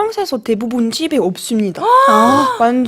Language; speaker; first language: Korean; non-native, fluent; French